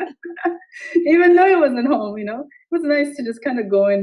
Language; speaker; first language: English; non-native, fluent; Amharic